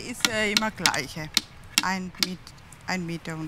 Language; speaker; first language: German; non-native, learner; Tamil